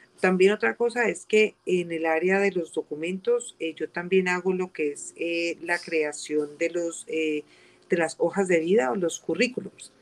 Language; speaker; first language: Spanish; native; Spanish